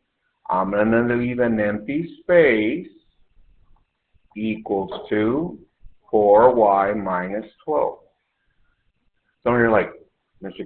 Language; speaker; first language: English; native; English